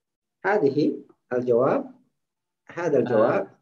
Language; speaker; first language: Arabic; non-native, fluent; Indonesian